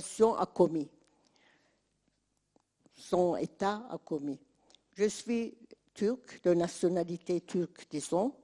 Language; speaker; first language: French; non-native, fluent; Turkish